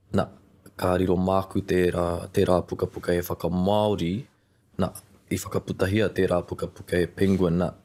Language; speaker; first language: Māori; non-native, local second language; English